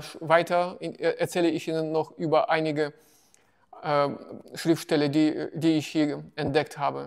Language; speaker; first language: German; non-native, fluent; Russian